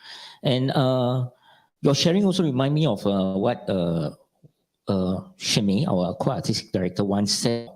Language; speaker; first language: English; non-native, local second language; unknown